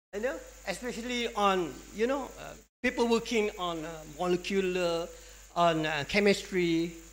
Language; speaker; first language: English; non-native, local second language; Malay